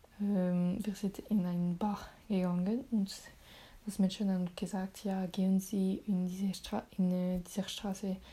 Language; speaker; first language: German; non-native, learner; French